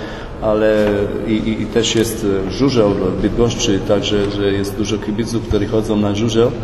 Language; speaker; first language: Polish; non-native, fluent; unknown